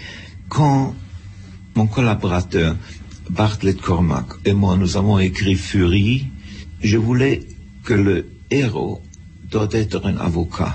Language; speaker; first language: French; non-native, fluent; German